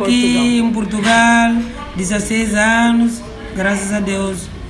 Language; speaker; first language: Portuguese; non-native, learner; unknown